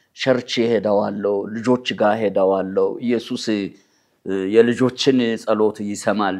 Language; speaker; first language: Amharic; non-native, local second language; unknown